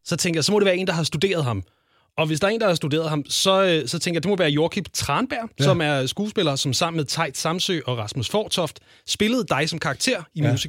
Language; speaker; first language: Danish; native; Danish